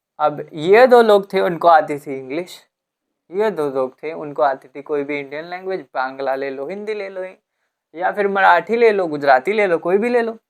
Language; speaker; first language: Hindi; non-native, local second language; Gujarati